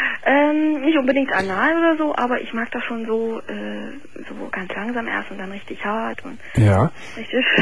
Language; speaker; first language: German; native; German